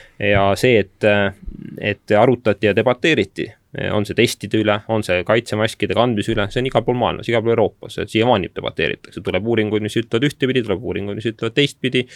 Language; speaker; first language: Estonian; native; Estonian